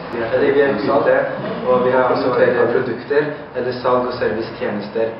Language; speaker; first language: Norwegian; non-native, fluent; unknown